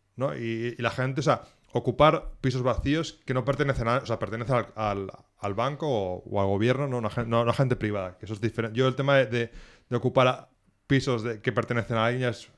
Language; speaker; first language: Spanish; native; Spanish